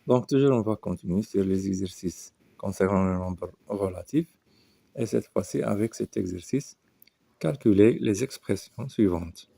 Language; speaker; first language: French; non-native, local second language; Arabic